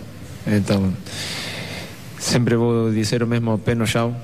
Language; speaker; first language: Portuguese; non-native, fluent; Spanish